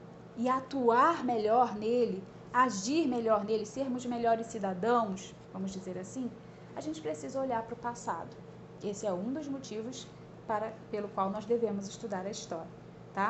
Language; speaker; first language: Portuguese; native; Portuguese